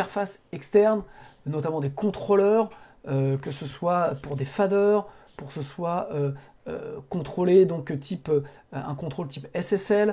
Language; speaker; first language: French; native; French